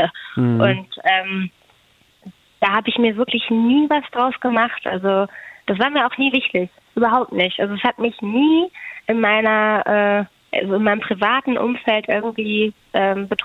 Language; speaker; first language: German; native; German